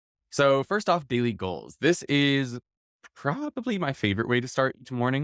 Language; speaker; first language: English; native; English